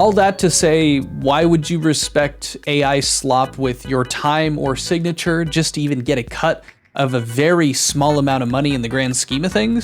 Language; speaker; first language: English; native; English